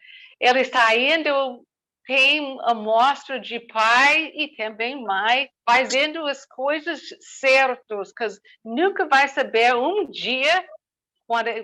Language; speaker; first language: Portuguese; non-native, learner; English